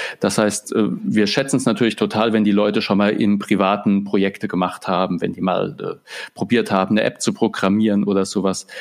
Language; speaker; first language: German; native; German